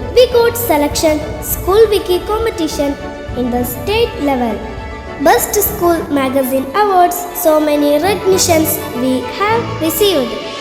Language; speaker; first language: English; non-native, local second language; Malayalam